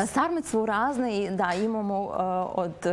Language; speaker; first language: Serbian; non-native, learner; Azerbaijani